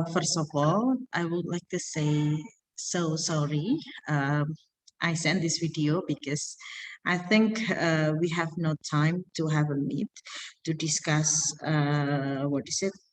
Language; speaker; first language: English; non-native, fluent; Indonesian